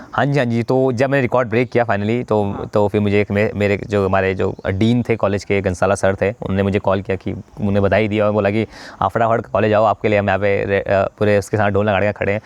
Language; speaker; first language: Hindi; native; Hindi